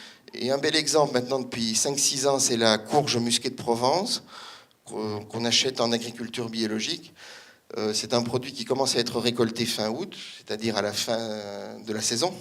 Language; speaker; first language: French; native; French